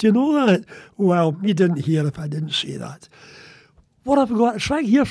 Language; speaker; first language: English; native; English